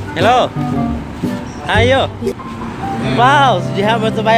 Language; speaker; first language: English; non-native, learner; Lao